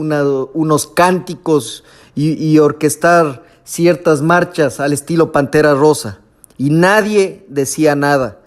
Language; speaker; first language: Spanish; native; Spanish